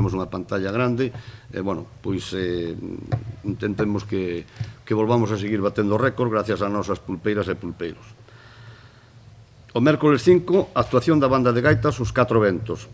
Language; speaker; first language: Galician; native; Galician